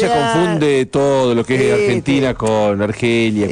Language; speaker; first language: Spanish; native; Spanish